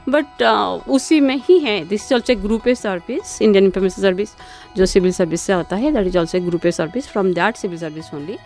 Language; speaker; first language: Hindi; non-native, local second language; Odia